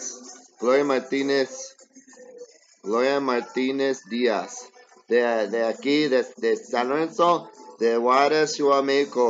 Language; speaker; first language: Spanish; early bilingual, heritage; English